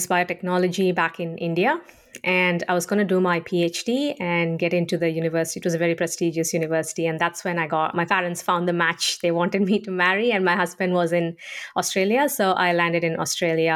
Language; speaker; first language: English; non-native, local second language; Tamil